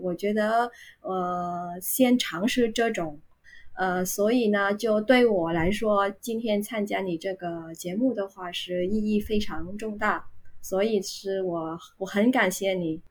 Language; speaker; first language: Chinese; non-native, fluent; Vietnamese